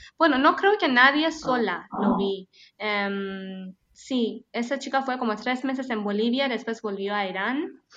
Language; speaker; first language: Spanish; non-native, fluent; Persian